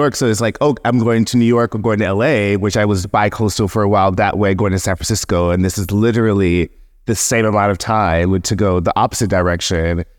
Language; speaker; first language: English; native; English